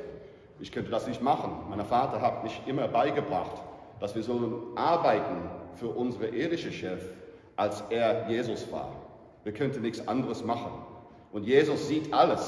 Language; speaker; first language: German; non-native, fluent; English